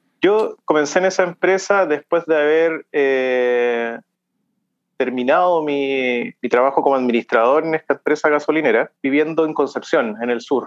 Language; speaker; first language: Spanish; native; Spanish